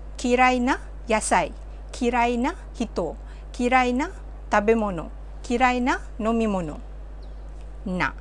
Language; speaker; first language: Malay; native; Malay